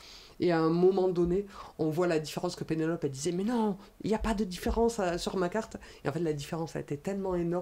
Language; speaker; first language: French; native; French